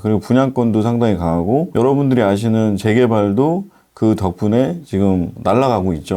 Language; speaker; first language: Korean; native; Korean